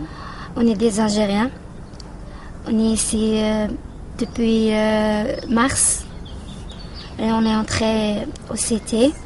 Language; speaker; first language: French; non-native, local second language; Arabic